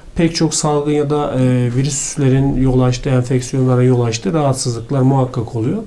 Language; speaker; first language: Turkish; native; Turkish